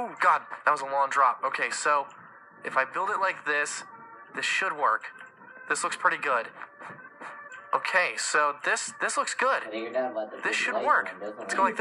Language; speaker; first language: English; native; English